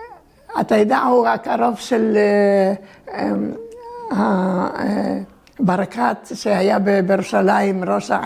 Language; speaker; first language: Hebrew; early bilingual, other home language; Turkish